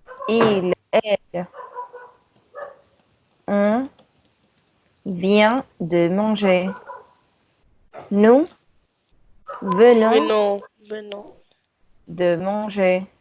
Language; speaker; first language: French; non-native, fluent; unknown